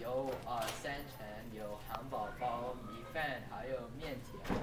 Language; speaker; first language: Chinese; non-native, learner; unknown